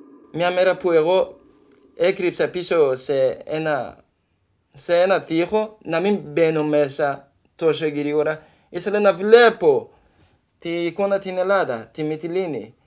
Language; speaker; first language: Greek; non-native, learner; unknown